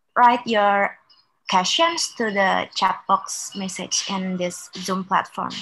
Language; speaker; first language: English; non-native, fluent; Indonesian